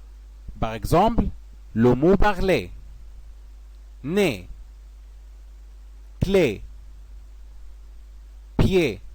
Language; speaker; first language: French; non-native, fluent; Arabic